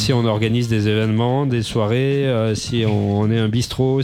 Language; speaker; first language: French; native; French